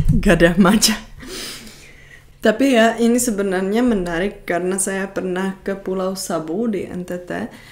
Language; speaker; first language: Indonesian; non-native, fluent; Czech